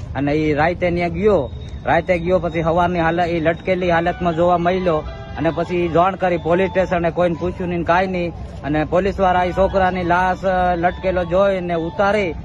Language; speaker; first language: Gujarati; non-native, local second language; Bhili